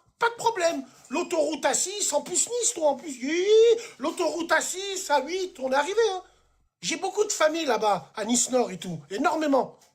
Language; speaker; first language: French; early bilingual, other home language; Arabic